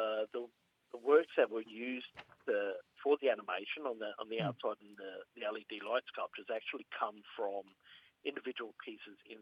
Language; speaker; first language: English; native; English